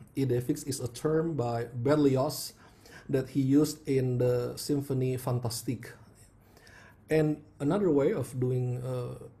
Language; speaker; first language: English; non-native, fluent; Indonesian